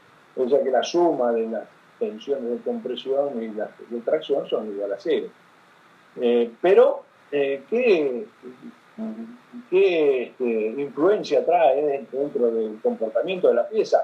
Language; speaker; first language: Spanish; native; Spanish